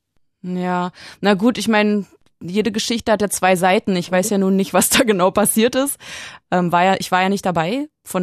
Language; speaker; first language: German; native; German